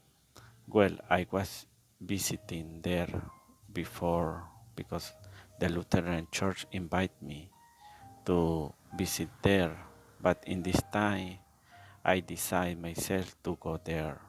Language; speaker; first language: English; non-native, learner; Spanish